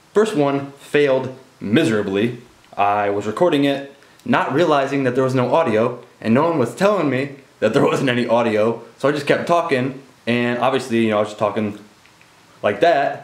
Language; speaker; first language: English; native; English